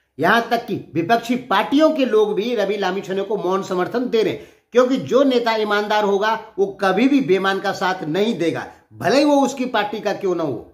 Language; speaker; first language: Hindi; native; Hindi